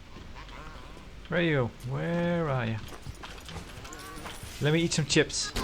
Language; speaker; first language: English; native; English